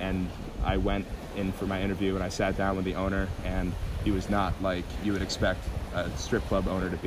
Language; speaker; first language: English; native; English